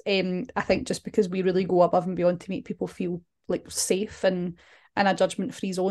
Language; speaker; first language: English; native; English